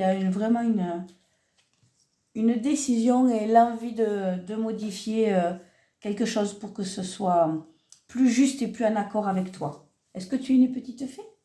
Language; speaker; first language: French; native; French